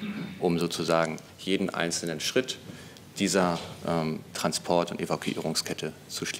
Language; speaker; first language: German; native; German